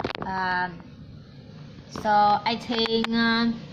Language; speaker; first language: English; non-native, learner; Vietnamese